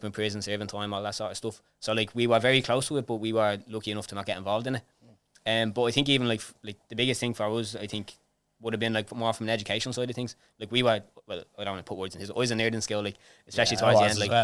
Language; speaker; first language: English; native; English